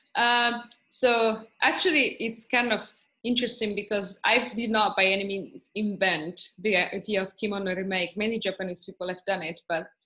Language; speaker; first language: English; non-native, fluent; Italian